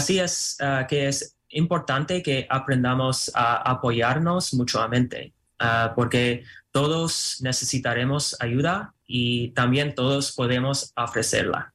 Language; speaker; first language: Spanish; non-native, fluent; English